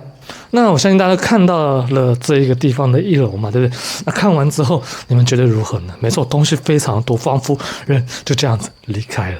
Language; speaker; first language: Chinese; native; Chinese